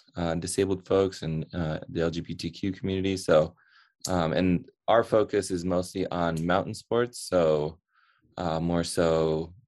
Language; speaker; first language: English; early bilingual, other home language; Hindi